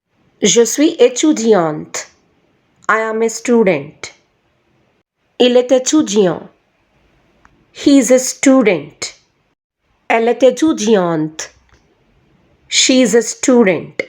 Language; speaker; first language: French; non-native, fluent; Telugu